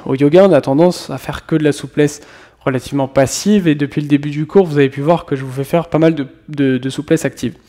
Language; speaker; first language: French; native; French